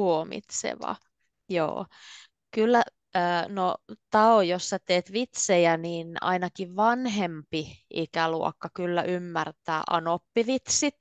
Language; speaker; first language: Finnish; native; Finnish